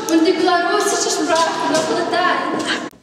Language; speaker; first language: German; non-native, learner; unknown